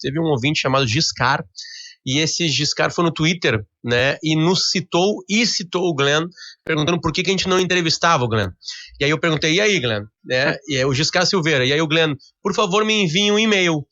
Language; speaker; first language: Portuguese; native; Portuguese